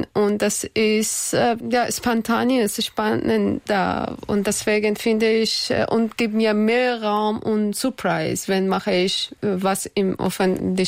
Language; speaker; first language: German; non-native, learner; Persian